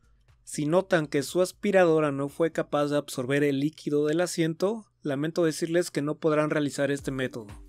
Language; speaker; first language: Spanish; native; Spanish